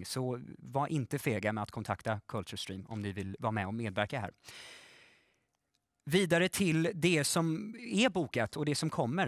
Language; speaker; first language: Swedish; native; Swedish